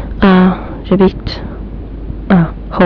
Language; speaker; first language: French; non-native, learner; English